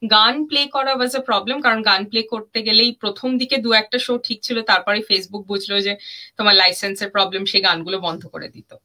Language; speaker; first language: Bangla; early bilingual, heritage; German